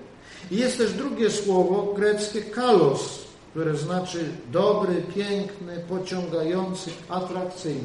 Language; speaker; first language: Polish; native; Polish